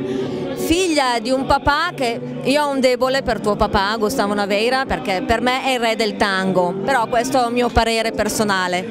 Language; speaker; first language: Italian; native; Italian